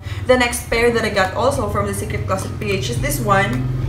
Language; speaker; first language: English; non-native, local second language; Filipino